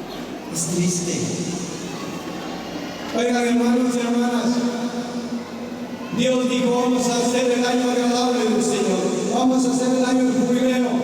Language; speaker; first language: Spanish; native; Spanish